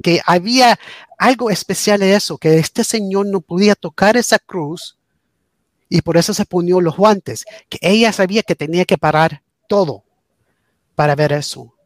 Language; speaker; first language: Spanish; early bilingual, heritage; English